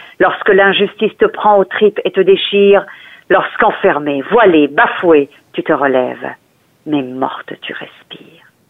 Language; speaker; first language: French; early bilingual, other home language; Persian